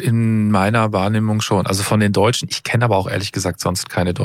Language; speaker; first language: German; native; German